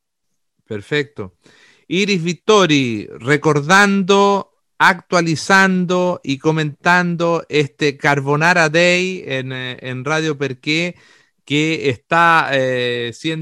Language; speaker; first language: Spanish; native; Spanish